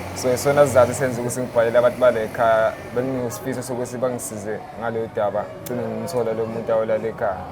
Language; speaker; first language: Zulu; native; Zulu